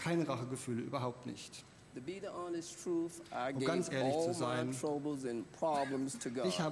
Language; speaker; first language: German; non-native, fluent; English